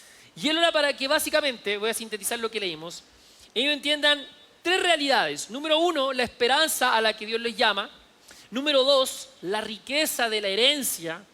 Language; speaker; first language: Spanish; native; Spanish